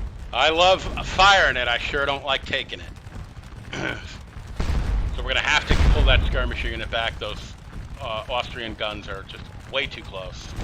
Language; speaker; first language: English; native; English